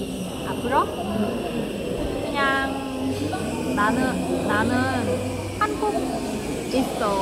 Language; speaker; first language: Korean; non-native, learner; Vietnamese